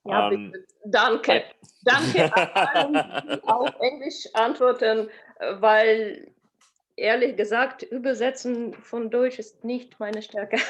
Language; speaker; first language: German; non-native, learner; Russian